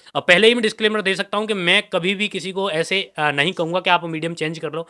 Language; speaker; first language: Hindi; native; Hindi